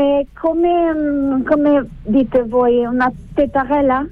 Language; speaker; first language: Italian; non-native, learner; French